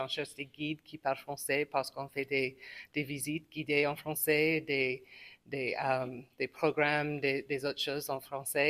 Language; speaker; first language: French; non-native, local second language; English